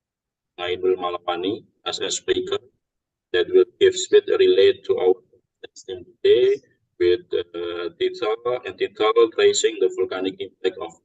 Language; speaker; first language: English; non-native, learner; Indonesian